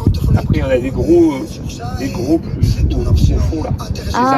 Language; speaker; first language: French; native; French